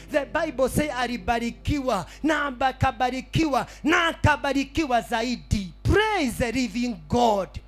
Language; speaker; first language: Swahili; native; Swahili